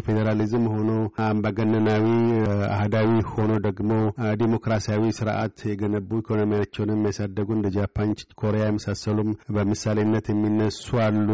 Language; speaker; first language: Amharic; native; Amharic